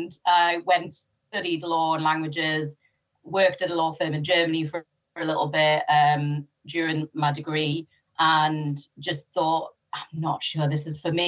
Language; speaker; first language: English; native; English